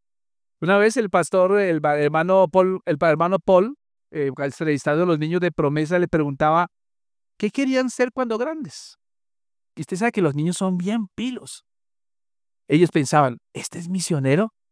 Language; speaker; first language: Spanish; native; Spanish